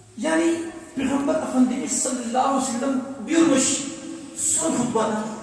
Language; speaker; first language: Turkish; non-native, learner; Urdu